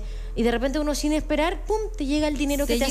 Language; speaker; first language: Spanish; native; Spanish